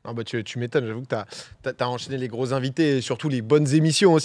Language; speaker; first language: French; native; French